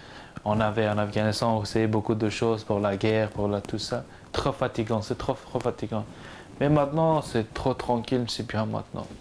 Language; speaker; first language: French; non-native, learner; Persian